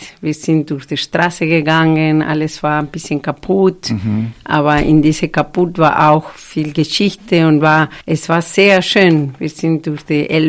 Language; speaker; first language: German; non-native, fluent; Spanish